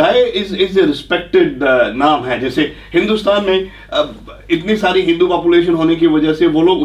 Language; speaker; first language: Hindi; native; Hindi